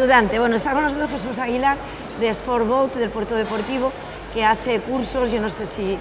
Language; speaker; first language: Spanish; native; Spanish